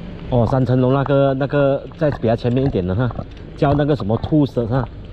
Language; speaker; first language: Chinese; native; Chinese